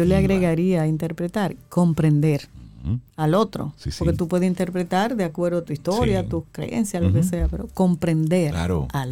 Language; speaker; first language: Spanish; native; Spanish